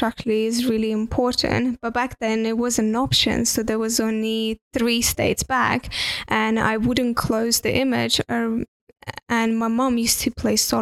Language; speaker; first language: English; non-native, fluent; Russian